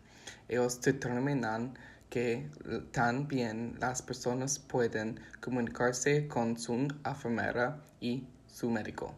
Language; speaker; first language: Spanish; non-native, learner; English